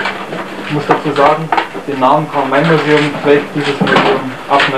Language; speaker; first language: German; native; German